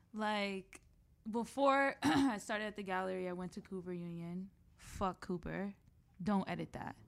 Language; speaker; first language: English; native; English